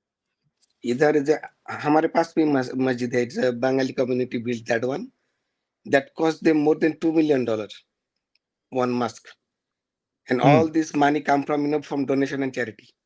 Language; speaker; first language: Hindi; non-native, learner; Bangla